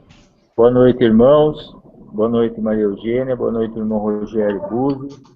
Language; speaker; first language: Portuguese; native; Portuguese